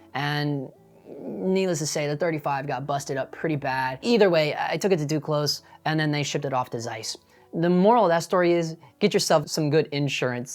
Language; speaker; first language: English; native; English